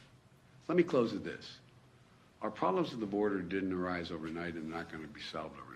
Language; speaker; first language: English; native; English